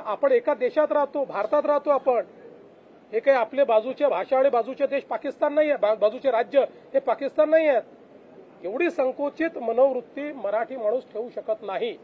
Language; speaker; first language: Marathi; native; Marathi